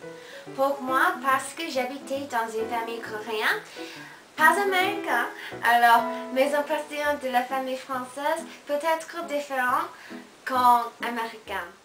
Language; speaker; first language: French; non-native, learner; Korean